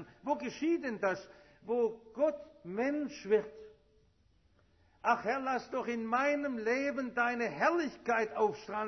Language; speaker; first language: German; native; German